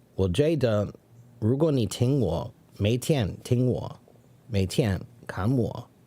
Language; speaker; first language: Chinese; non-native, learner; English